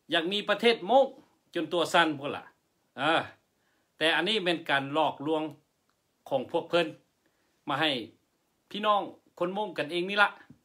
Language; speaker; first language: Lao; non-native, local second language; Hmong